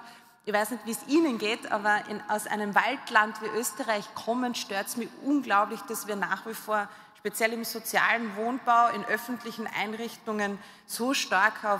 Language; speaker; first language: German; native; German